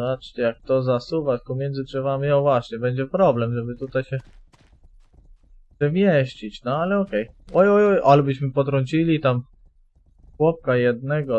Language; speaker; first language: Polish; native; Polish